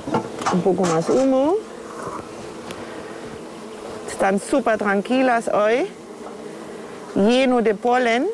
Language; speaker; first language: Spanish; non-native, fluent; German